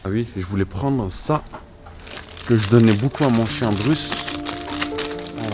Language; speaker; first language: French; native; French